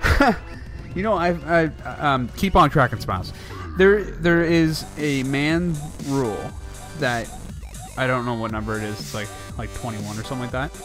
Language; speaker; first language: English; native; English